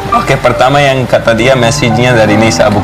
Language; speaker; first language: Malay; non-native, fluent; Hindi